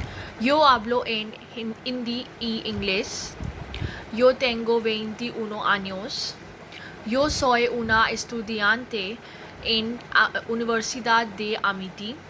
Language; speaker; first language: Spanish; non-native, learner; Hindi